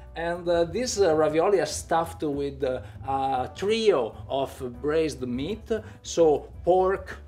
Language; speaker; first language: English; non-native, fluent; Italian